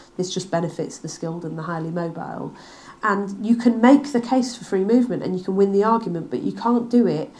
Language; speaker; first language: English; native; English